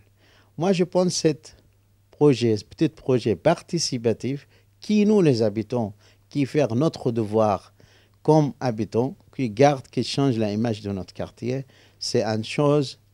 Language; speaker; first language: French; non-native, learner; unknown